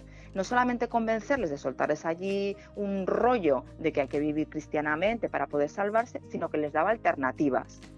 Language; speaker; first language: Spanish; native; Spanish